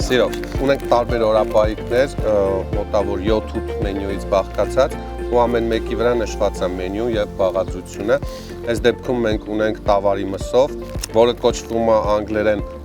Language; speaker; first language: Armenian; early bilingual, heritage; Armenian